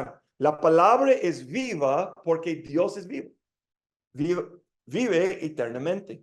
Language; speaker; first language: Spanish; non-native, fluent; English